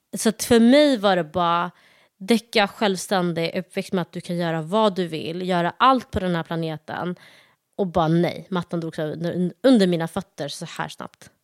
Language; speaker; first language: Swedish; early bilingual, other home language; Somali